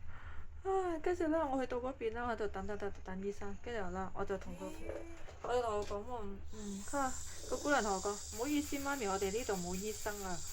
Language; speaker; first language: Cantonese; native; Cantonese